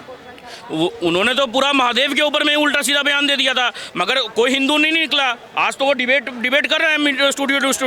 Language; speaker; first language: Hindi; native; Hindi